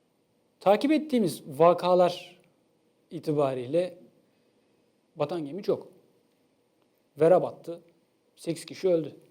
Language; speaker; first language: Turkish; native; Turkish